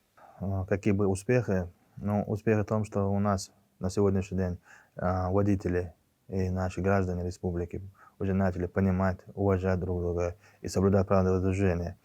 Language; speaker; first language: Russian; non-native, local second language; Chechen